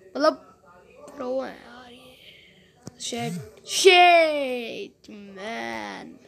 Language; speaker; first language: Hindi; native; Hindi